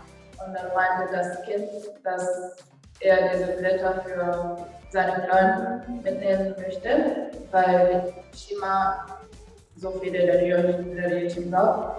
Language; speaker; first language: German; non-native, fluent; Japanese